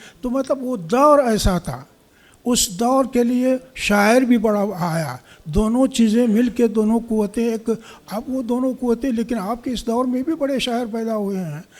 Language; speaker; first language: Urdu; non-native, local second language; Pashto